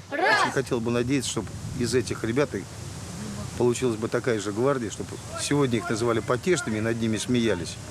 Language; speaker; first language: Russian; native; Russian